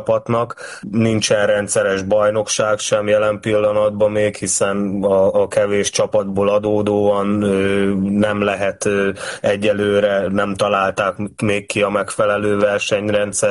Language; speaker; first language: Hungarian; native; Hungarian